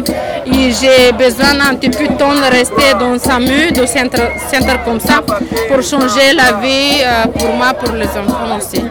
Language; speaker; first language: French; non-native, learner; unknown